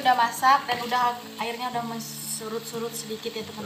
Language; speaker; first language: Indonesian; non-native, local second language; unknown